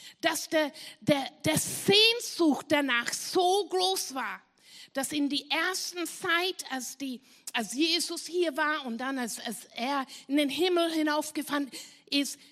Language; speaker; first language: German; non-native, fluent; English